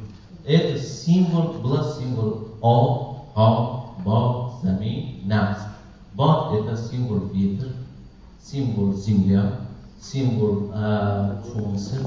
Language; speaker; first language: Russian; non-native, learner; Persian